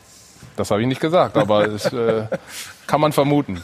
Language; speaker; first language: German; native; German